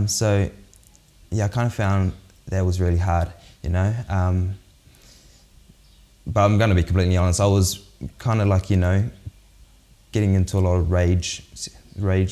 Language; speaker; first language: English; native; English